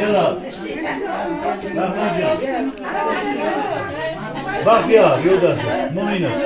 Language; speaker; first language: Turkish; non-native, fluent; Uzbek